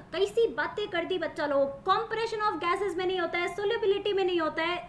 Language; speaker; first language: Hindi; native; Hindi